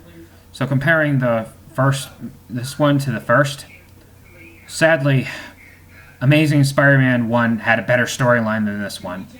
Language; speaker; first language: English; native; English